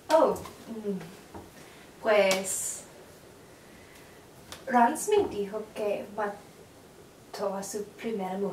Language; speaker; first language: Spanish; non-native, learner; English